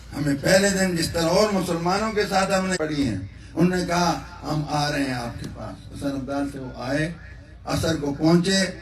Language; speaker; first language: Urdu; non-native, local second language; Northern Hindko